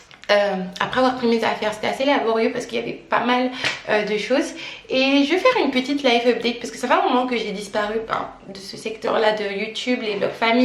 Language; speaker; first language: French; native; French